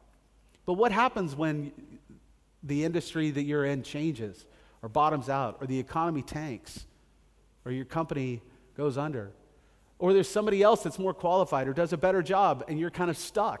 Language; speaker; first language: English; native; English